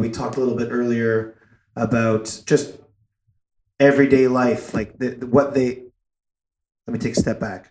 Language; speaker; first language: English; native; English